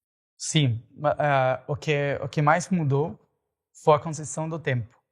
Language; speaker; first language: Portuguese; non-native, fluent; Spanish